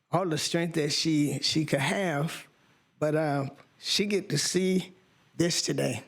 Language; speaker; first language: English; native; English